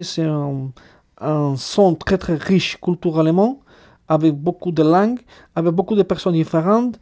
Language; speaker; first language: French; non-native, fluent; Basque